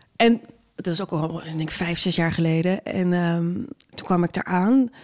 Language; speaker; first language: Dutch; native; Dutch